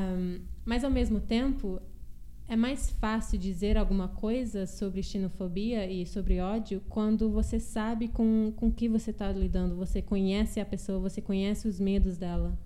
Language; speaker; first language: Portuguese; early bilingual, heritage; Portuguese